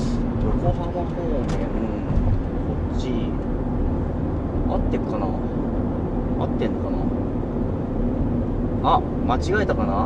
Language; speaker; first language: Japanese; native; Japanese